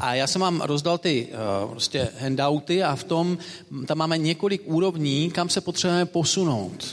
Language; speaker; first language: Czech; native; Czech